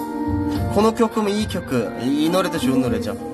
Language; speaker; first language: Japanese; non-native, fluent; Korean